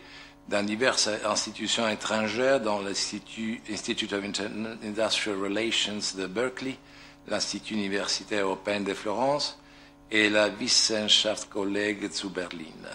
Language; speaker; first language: French; non-native, fluent; Italian